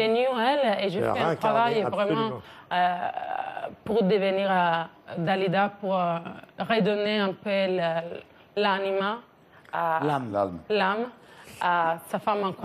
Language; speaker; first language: French; non-native, learner; Italian